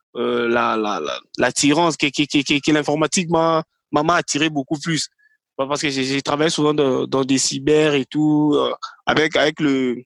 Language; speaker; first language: French; non-native, local second language; Lingala